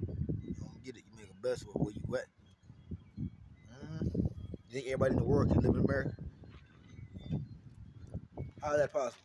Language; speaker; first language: English; native; English